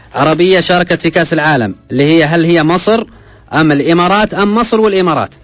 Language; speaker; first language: Arabic; native; Arabic